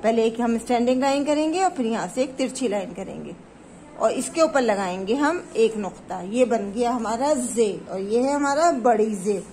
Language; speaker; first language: Hindi; native; Hindi